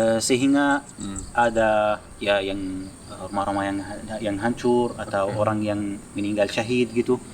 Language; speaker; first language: Indonesian; non-native, fluent; Arabic